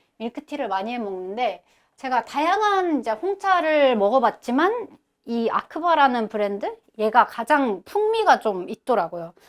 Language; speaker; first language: Korean; non-native, fluent; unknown